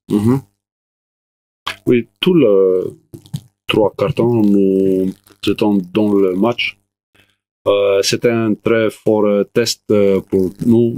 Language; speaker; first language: French; non-native, learner; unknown